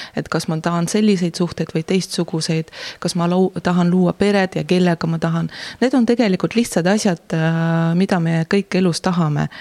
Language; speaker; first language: Estonian; non-native, local second language; Russian